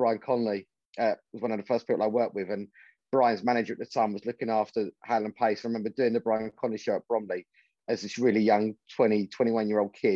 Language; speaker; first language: English; native; English